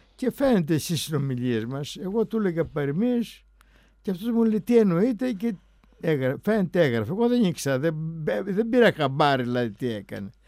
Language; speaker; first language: Greek; native; Greek